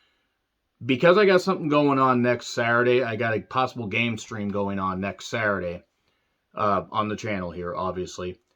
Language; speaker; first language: English; native; English